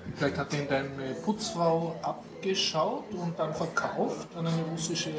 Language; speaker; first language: German; native; German